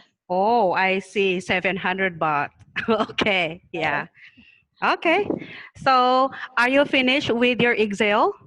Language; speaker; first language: English; non-native, learner; Thai